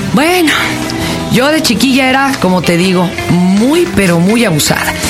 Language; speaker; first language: Spanish; native; Spanish